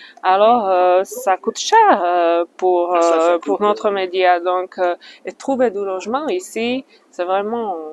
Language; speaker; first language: French; non-native, fluent; Slovak